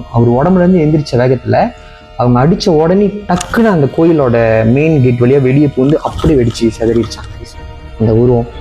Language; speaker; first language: Tamil; early bilingual, heritage; Tamil